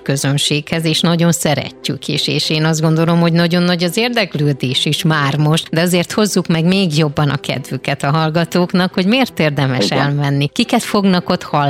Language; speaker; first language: Hungarian; native; Hungarian